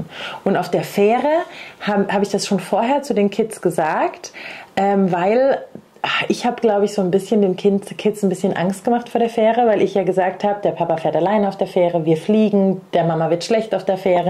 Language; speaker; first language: German; native; German